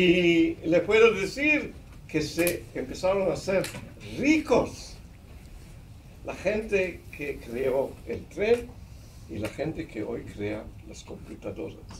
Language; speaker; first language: Spanish; non-native, fluent; Hebrew